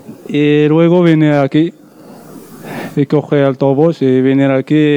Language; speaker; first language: Spanish; non-native, learner; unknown